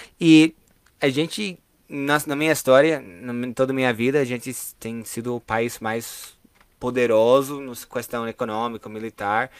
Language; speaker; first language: Portuguese; non-native, fluent; English